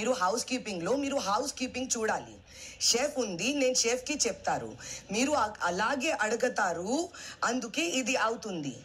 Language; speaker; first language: Telugu; non-native, learner; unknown